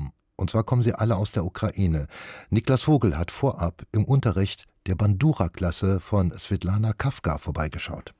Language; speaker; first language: German; native; German